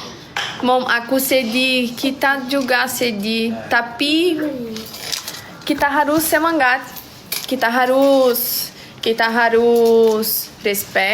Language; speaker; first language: Indonesian; non-native, learner; Portuguese